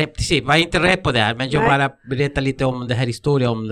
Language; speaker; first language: Swedish; non-native, fluent; Spanish